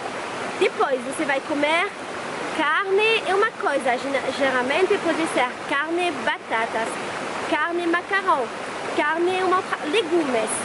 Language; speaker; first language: Portuguese; non-native, fluent; French